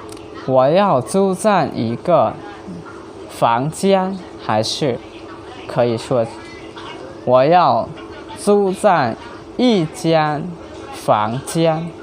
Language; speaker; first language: Chinese; non-native, learner; Hmong